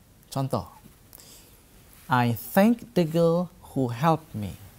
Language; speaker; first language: English; non-native, fluent; Indonesian